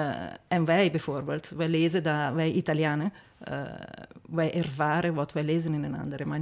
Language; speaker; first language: Dutch; non-native, fluent; Italian